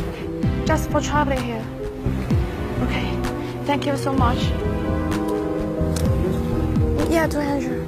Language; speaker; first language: English; non-native, learner; Chinese